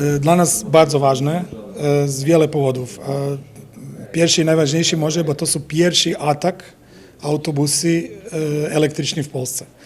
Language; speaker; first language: Polish; non-native, fluent; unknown